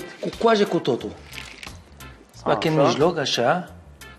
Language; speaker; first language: Romanian; non-native, learner; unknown